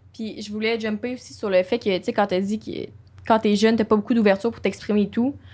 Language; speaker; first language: French; native; French